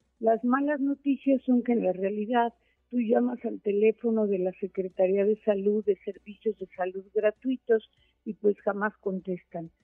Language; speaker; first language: Spanish; native; Spanish